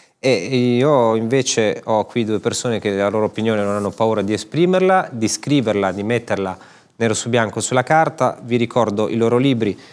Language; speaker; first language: Italian; native; Italian